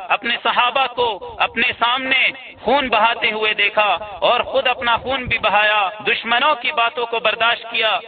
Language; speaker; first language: Urdu; non-native, local second language; Pashto